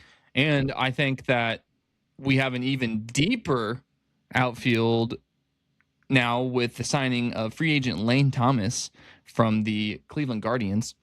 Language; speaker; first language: English; native; English